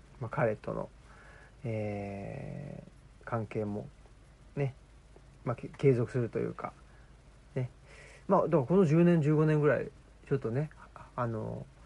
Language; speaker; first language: Japanese; native; Japanese